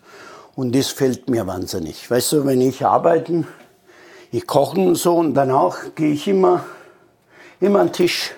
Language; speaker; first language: German; non-native, fluent; Italian